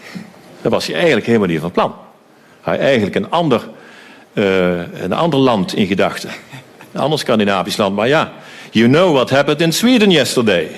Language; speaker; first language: Dutch; native; Dutch